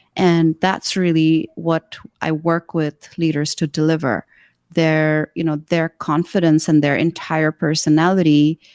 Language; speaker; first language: English; non-native, local second language; Urdu